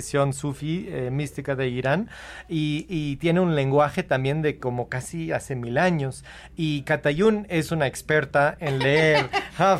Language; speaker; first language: Spanish; non-native, fluent; English